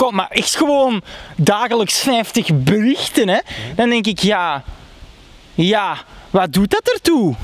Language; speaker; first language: Dutch; native; Dutch